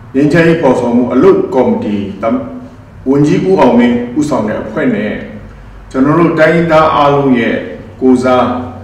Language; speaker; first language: Burmese; non-native, local second language; Hakha Chin